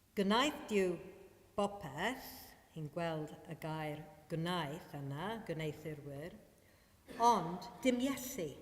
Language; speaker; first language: Welsh; non-native, fluent; Maltese